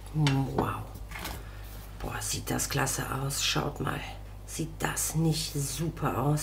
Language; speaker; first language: German; native; German